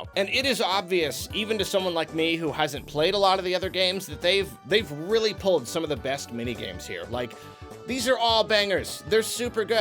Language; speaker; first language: English; native; English